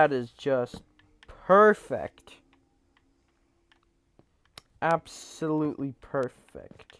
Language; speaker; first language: English; native; English